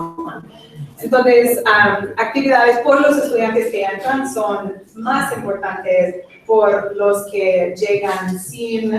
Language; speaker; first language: Spanish; non-native, fluent; English